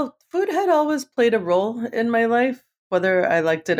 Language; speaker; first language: English; native; English